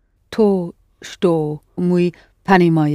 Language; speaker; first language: Russian; non-native, learner; English